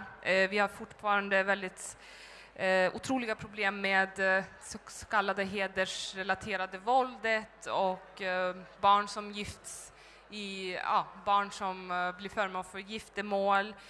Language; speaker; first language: Swedish; early bilingual, other home language; Turkish